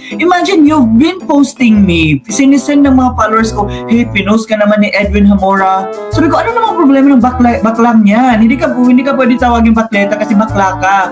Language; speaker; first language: Filipino; non-native, local second language; Cebuano